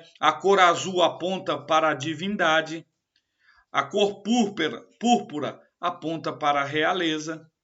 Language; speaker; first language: Portuguese; native; Portuguese